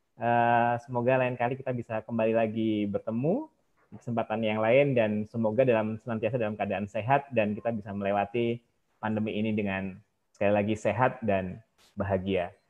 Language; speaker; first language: Indonesian; native; Indonesian